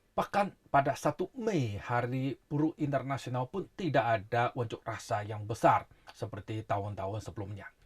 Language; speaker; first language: Indonesian; non-native, fluent; Chinese